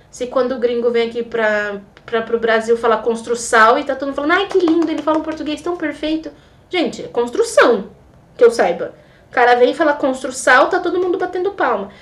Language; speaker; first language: Portuguese; native; Portuguese